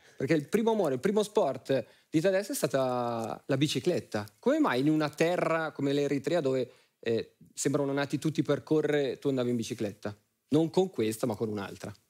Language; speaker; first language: Italian; native; Italian